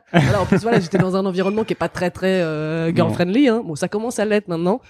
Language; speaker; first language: French; native; French